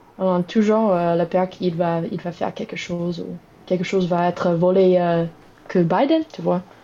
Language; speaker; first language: French; non-native, learner; English